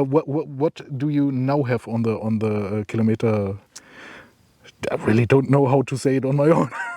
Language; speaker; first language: English; non-native, fluent; German